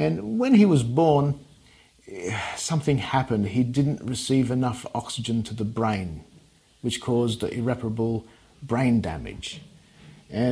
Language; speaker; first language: English; native; English